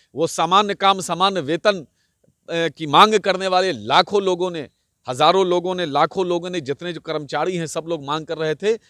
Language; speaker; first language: Hindi; native; Hindi